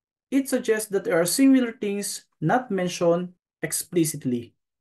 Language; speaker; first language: English; non-native, local second language; Filipino